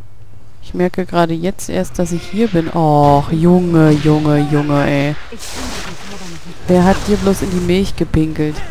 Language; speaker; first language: German; native; German